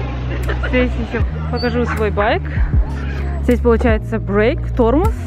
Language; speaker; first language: Russian; non-native, local second language; Kazakh